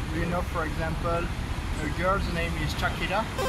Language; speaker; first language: English; non-native, learner; French